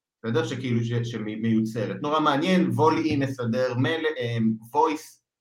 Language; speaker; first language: Hebrew; native; Hebrew